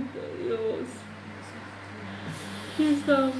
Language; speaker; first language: Spanish; native; Spanish